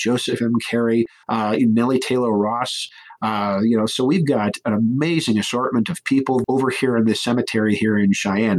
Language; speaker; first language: English; native; English